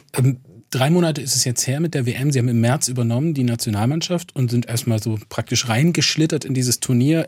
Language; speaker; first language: German; native; German